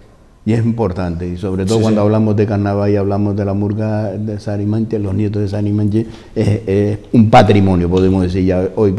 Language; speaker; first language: Spanish; native; Spanish